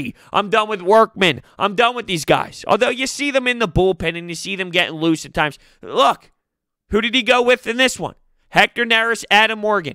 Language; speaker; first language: English; native; English